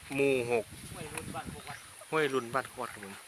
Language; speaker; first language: Thai; native; Thai